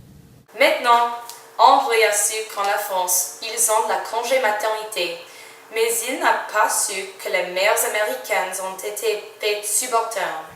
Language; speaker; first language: French; non-native, learner; English